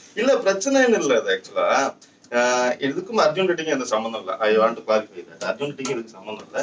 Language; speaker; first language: Tamil; native; Tamil